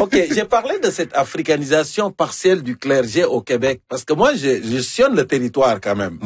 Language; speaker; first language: French; native; French